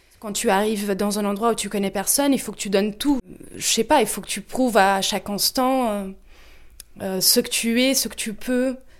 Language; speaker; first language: French; non-native, fluent; Portuguese